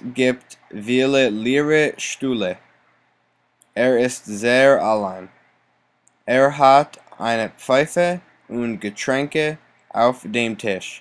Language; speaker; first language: German; non-native, learner; English